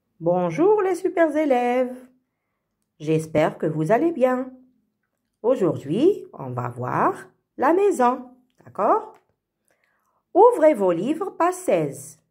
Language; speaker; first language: French; non-native, fluent; Arabic